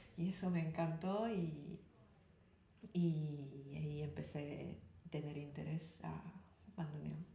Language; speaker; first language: Spanish; non-native, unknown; Japanese